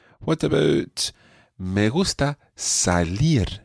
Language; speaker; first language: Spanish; non-native, fluent; English